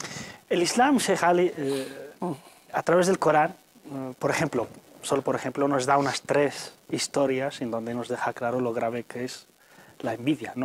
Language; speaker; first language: Spanish; native; Spanish